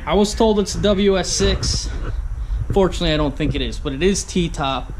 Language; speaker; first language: English; native; English